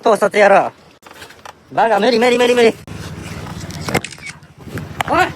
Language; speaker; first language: Japanese; native; Japanese